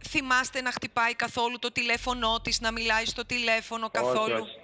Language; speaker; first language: Greek; native; Greek